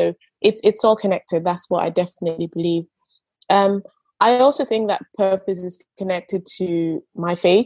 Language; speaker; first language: English; non-native, local second language; Yoruba